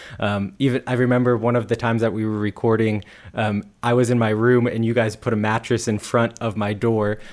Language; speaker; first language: English; native; English